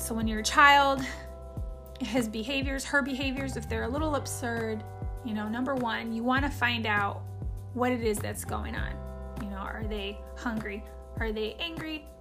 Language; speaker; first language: English; native; English